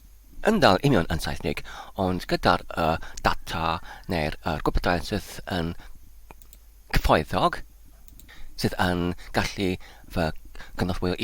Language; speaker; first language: Welsh; non-native, learner; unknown